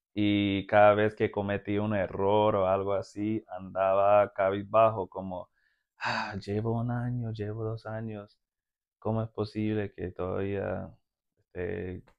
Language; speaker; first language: Spanish; non-native, fluent; English